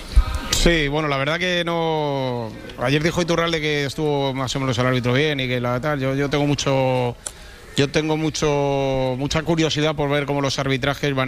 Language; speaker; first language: Spanish; native; Spanish